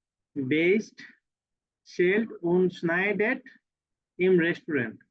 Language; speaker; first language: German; non-native, fluent; Bangla